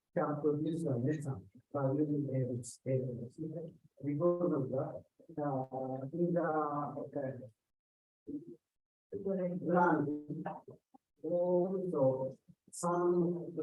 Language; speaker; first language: English; non-native, learner; Indonesian